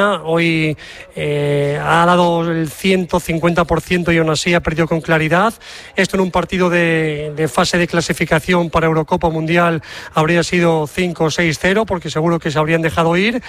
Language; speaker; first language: Spanish; native; Spanish